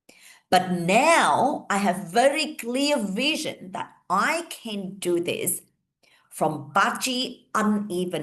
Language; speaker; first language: English; non-native, fluent; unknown